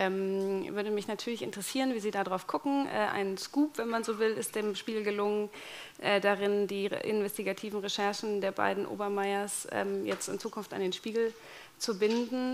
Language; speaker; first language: German; native; German